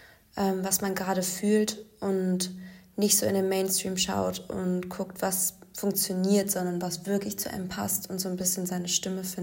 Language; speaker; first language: German; native; German